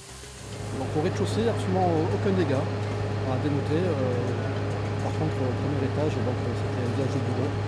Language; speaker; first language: French; native; French